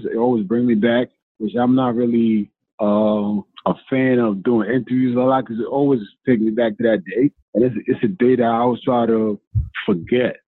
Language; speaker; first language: English; non-native, fluent; Spanish